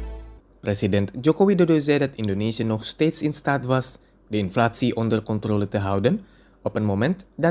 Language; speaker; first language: Dutch; non-native, fluent; Indonesian